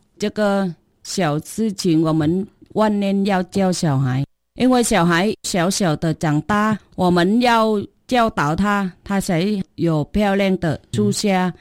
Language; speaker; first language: Chinese; non-native, learner; Vietnamese